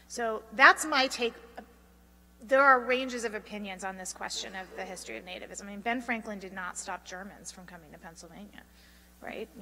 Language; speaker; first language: English; native; English